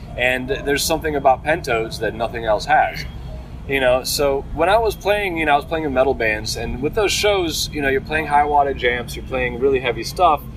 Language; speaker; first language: English; early bilingual, other home language; Italian